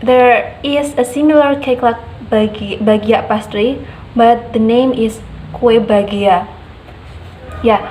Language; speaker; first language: English; non-native, learner; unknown